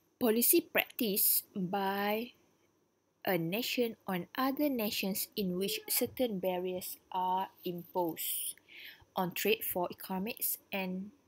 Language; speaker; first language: English; non-native, local second language; Malay